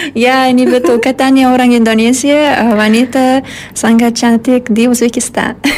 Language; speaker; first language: Indonesian; non-native, learner; Uzbek